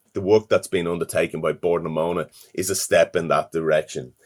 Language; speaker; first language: English; native; English